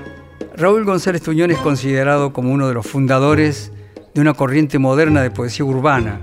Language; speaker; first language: Spanish; native; Spanish